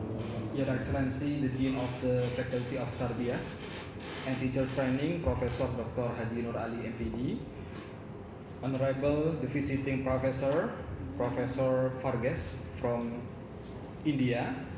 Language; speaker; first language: English; non-native, learner; Indonesian